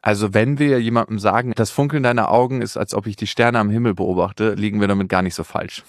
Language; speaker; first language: German; native; German